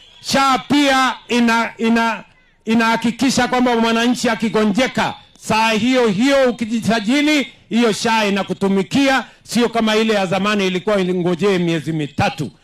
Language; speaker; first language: Swahili; non-native, local second language; Kalenjin